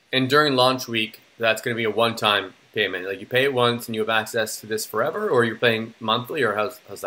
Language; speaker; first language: English; native; English